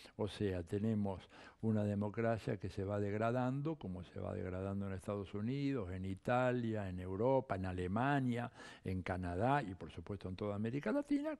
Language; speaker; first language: Spanish; early bilingual, other home language; Italian